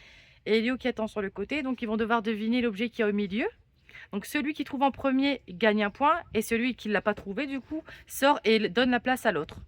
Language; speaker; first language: French; native; French